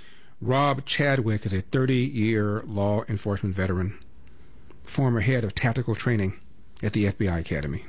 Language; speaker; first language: English; native; English